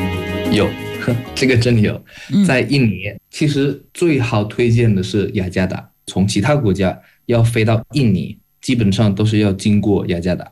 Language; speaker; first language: Chinese; non-native, fluent; Indonesian